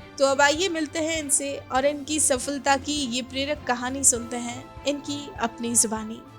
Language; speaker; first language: Hindi; native; Hindi